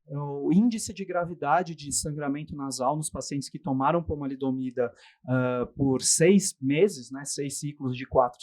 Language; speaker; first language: Portuguese; native; Portuguese